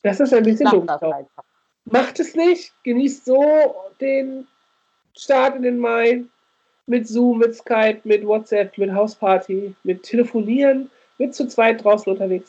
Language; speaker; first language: German; native; German